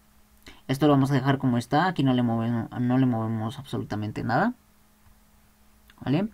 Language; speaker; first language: Spanish; native; Spanish